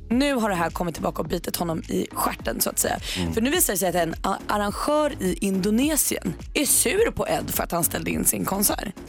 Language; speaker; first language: Swedish; native; Swedish